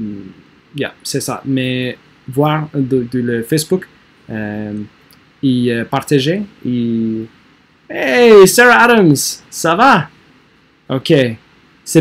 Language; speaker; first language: French; non-native, learner; English